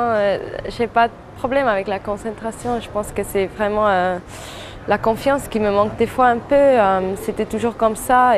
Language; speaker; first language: French; non-native, fluent; German